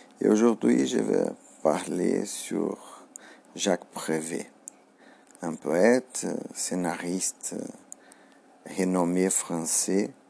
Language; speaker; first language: French; non-native, learner; Portuguese